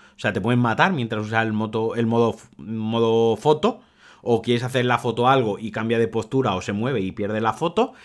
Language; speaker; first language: Spanish; native; Spanish